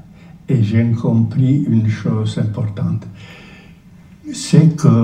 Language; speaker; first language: French; non-native, fluent; Czech